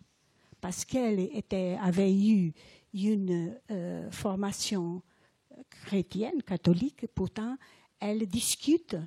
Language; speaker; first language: French; non-native, fluent; Portuguese